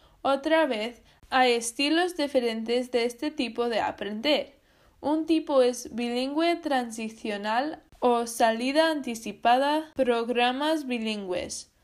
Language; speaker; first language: Spanish; non-native, fluent; English